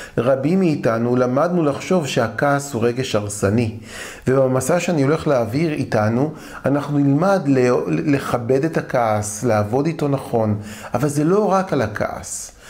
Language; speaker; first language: Hebrew; native; Hebrew